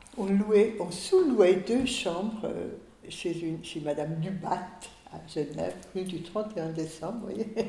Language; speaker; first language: French; early bilingual, other home language; Hungarian